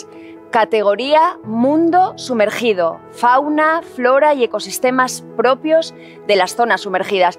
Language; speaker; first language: Spanish; native; Spanish